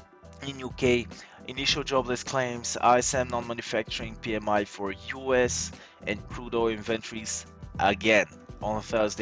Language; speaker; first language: English; non-native, fluent; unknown